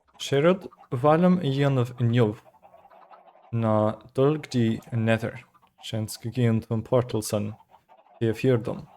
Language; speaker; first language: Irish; native; Irish